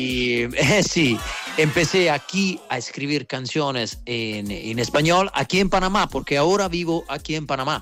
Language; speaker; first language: Spanish; non-native, learner; Italian